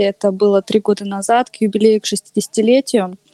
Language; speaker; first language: Russian; native; Russian